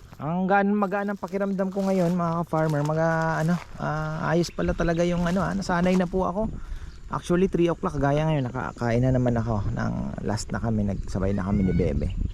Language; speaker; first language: Filipino; native; Filipino